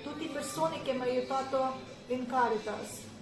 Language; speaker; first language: Italian; non-native, learner; Ukrainian